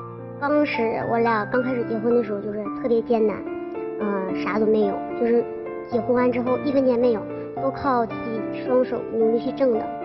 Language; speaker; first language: Chinese; native; Chinese